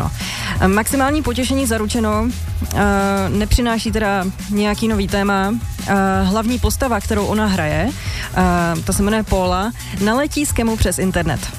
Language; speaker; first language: Czech; native; Czech